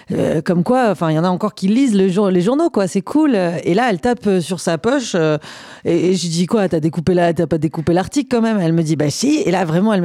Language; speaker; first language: French; native; French